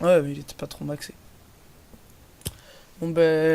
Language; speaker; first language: French; native; French